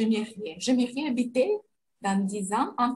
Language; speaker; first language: French; non-native, learner; Russian